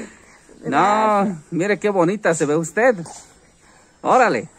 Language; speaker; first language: Spanish; native; Spanish